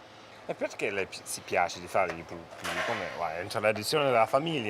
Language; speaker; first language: Italian; non-native, learner; English